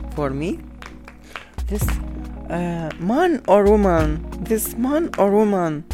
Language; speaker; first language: English; non-native, learner; Arabic